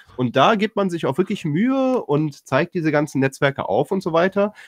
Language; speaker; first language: German; native; German